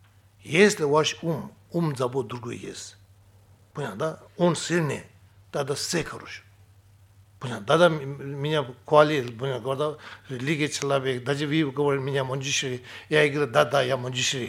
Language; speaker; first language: Russian; non-native, learner; Tibetan